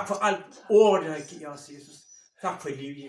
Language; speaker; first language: Danish; non-native, fluent; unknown